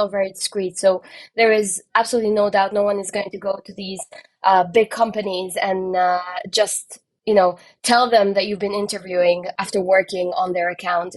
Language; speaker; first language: English; non-native, fluent; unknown